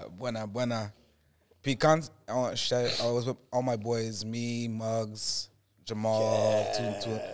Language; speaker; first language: English; native; English